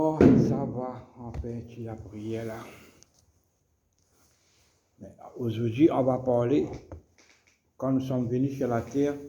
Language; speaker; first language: French; non-native, local second language; Morisyen